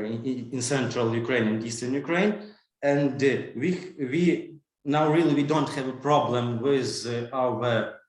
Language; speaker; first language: English; non-native, learner; Ukrainian